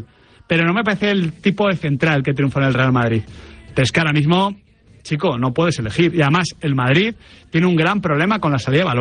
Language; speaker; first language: Spanish; native; Spanish